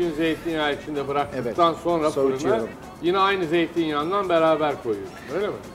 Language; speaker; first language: Turkish; native; Turkish